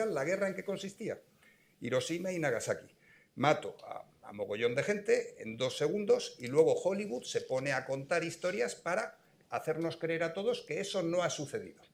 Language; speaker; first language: Spanish; native; Spanish